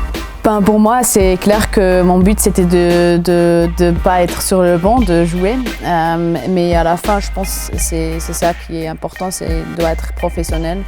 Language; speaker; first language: French; non-native, local second language; German